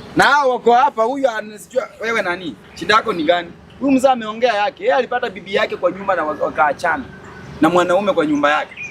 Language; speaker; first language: Swahili; native; Swahili